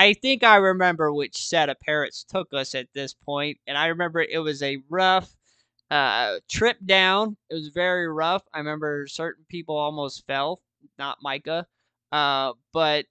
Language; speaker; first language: English; native; English